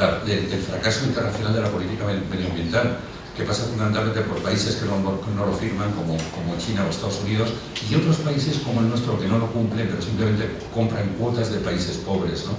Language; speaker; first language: Spanish; native; Spanish